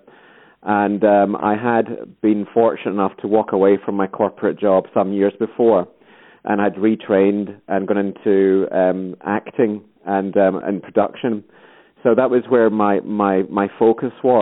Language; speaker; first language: English; native; English